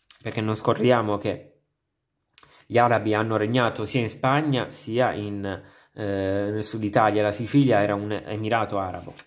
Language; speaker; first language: Italian; native; Italian